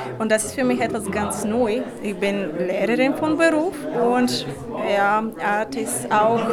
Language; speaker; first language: German; non-native, learner; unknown